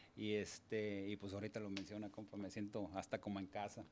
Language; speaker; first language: Spanish; early bilingual, heritage; Spanish